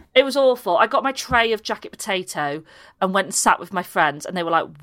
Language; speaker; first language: English; native; English